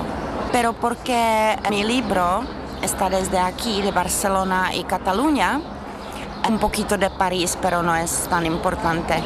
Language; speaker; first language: Spanish; non-native, learner; Czech